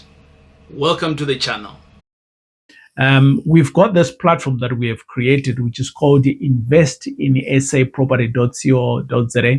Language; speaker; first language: English; non-native, local second language; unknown